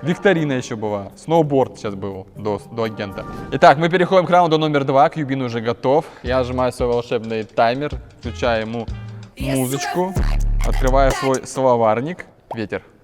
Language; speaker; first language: Russian; native; Russian